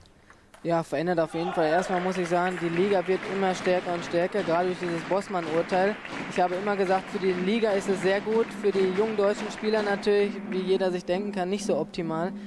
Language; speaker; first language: German; native; German